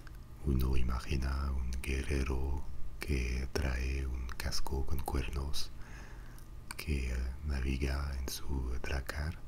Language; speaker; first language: Spanish; non-native, fluent; French